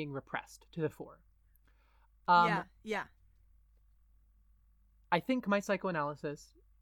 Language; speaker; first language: English; native; English